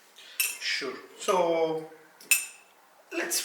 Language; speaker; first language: English; non-native, fluent; Italian